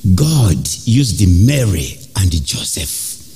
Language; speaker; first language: English; non-native, local second language; Ganda